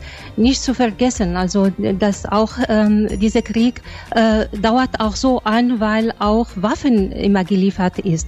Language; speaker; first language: German; non-native, fluent; Arabic